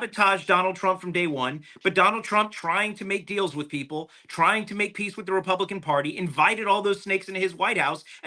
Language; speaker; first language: English; native; English